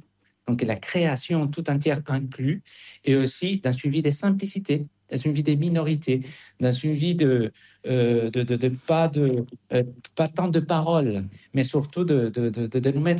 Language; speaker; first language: French; non-native, fluent; Spanish